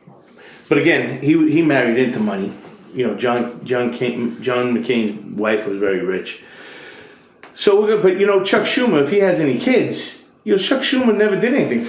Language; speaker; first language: English; native; English